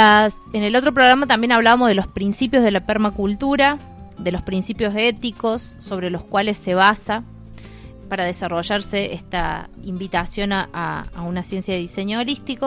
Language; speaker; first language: Spanish; native; Spanish